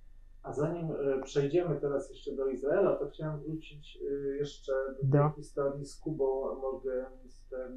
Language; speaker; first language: Polish; native; Polish